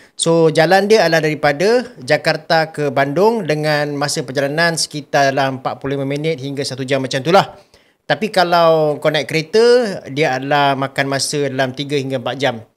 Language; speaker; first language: Malay; native; Malay